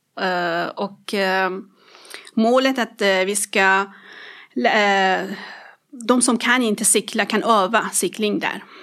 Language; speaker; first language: Swedish; non-native, fluent; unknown